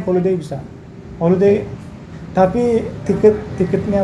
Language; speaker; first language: Indonesian; non-native, learner; Turkish